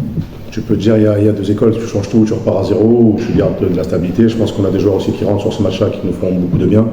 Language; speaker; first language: French; native; French